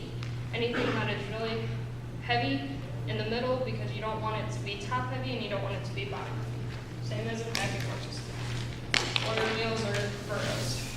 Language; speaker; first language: English; native; English